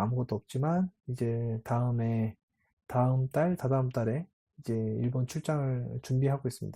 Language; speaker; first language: Korean; native; Korean